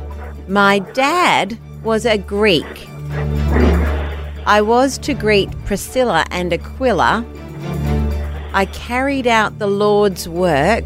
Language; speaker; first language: English; native; English